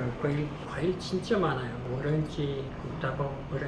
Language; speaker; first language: Korean; non-native, learner; Portuguese